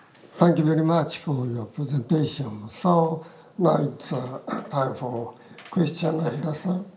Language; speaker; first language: English; non-native, fluent; Japanese